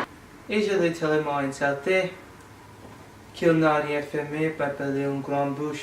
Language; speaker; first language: French; non-native, learner; English